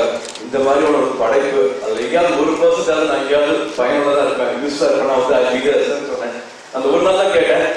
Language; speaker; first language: Tamil; native; Tamil